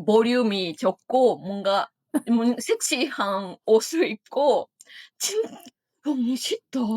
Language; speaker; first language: Korean; non-native, fluent; Japanese